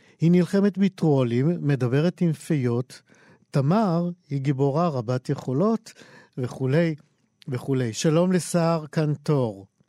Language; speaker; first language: Hebrew; native; Hebrew